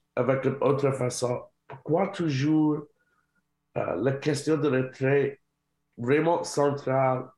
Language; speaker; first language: French; non-native, learner; English